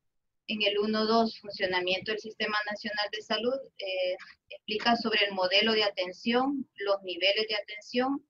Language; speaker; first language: Spanish; native; Spanish